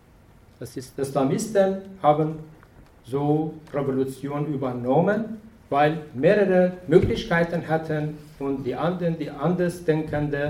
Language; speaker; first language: German; non-native, fluent; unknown